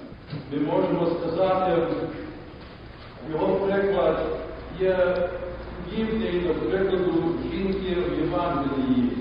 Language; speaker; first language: Ukrainian; early bilingual, heritage; Ukrainian